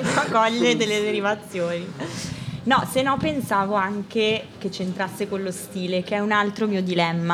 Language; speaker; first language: Italian; native; Italian